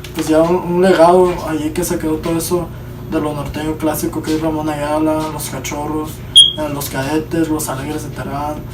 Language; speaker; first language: Spanish; early bilingual, heritage; Spanish